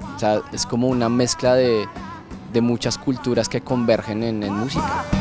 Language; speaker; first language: Spanish; non-native, fluent; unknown